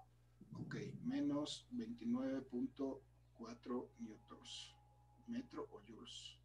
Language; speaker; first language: Spanish; native; Spanish